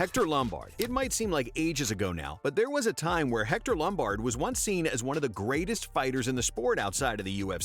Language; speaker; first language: English; native; English